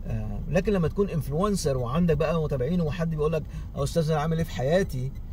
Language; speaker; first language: Arabic; native; Arabic